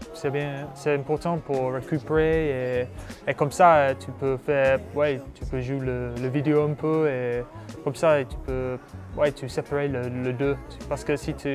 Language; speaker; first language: French; non-native, learner; English